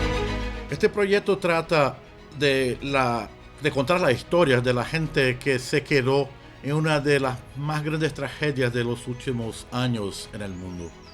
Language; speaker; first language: Spanish; non-native, fluent; Portuguese